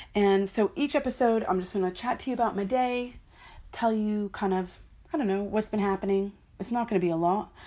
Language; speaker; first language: English; native; English